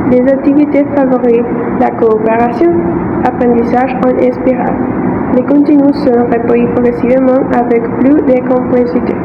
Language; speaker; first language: French; non-native, fluent; Spanish